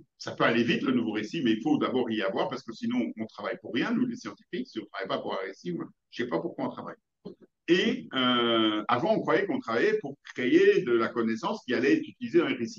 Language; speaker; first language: French; native; French